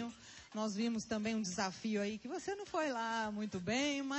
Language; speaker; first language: Portuguese; native; Portuguese